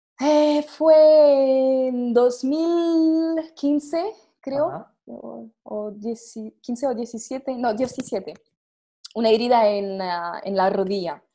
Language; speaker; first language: Spanish; non-native, fluent; French